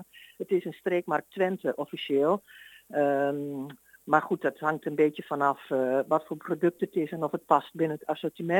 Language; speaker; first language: Dutch; native; Dutch